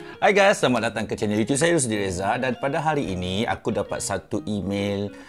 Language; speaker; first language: Malay; native; Malay